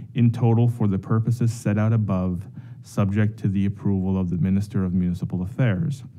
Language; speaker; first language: English; non-native, local second language; French